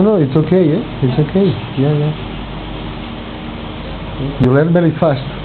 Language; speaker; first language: English; non-native, learner; Catalan